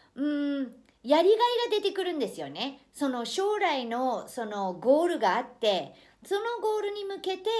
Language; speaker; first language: Japanese; non-native, fluent; English